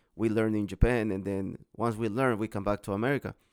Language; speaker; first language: English; non-native, learner; Spanish